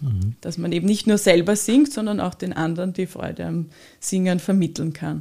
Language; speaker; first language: German; native; German